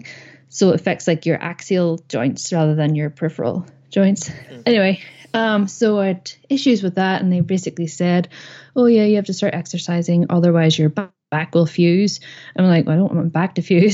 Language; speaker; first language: English; native; English